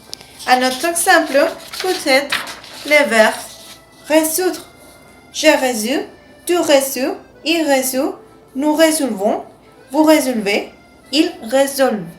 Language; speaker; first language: French; non-native, learner; Spanish